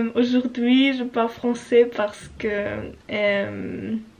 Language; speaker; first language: French; non-native, learner; German